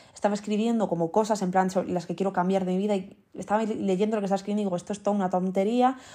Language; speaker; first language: Spanish; early bilingual, other home language; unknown